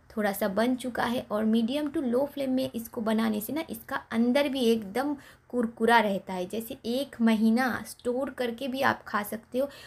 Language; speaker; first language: Hindi; non-native, local second language; Bangla